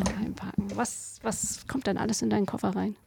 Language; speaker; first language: German; native; German